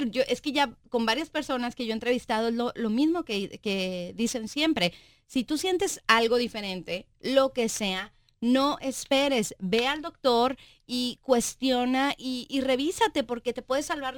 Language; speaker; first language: Spanish; native; Spanish